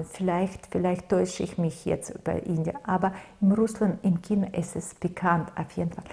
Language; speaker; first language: German; non-native, fluent; Russian